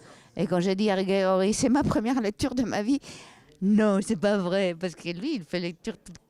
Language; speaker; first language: French; non-native, fluent; Spanish